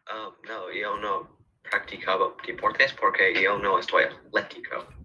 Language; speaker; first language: Spanish; non-native, learner; English